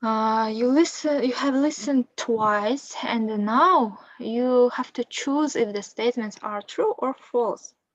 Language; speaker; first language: English; non-native, fluent; Kazakh